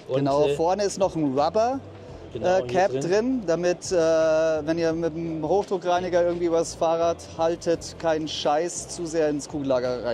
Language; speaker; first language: German; native; German